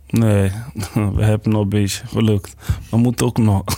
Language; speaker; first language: Dutch; non-native, learner; Portuguese